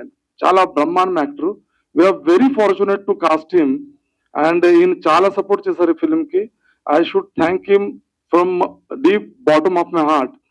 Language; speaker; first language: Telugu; early bilingual, heritage; Telugu